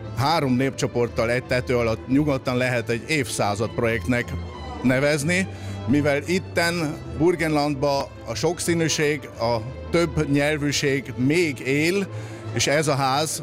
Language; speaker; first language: Hungarian; native; Hungarian